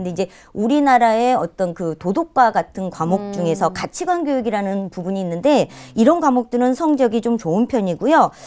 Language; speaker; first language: Korean; native; Korean